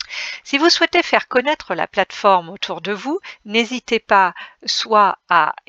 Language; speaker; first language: French; native; French